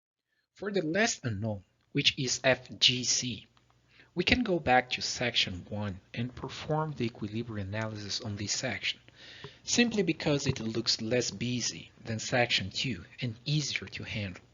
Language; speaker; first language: English; non-native, fluent; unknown